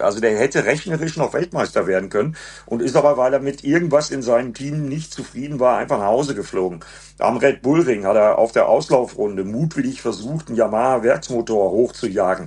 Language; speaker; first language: German; native; German